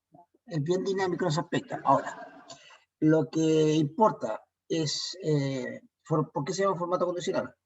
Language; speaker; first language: Spanish; native; Spanish